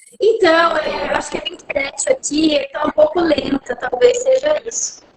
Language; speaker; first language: Portuguese; non-native, local second language; Guarani